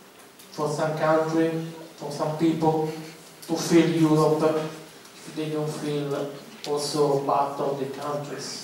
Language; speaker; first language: English; non-native, fluent; Italian